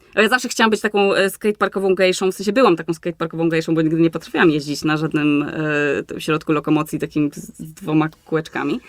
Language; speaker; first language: Polish; native; Polish